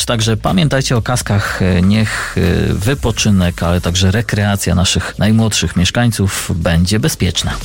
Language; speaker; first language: Polish; native; Polish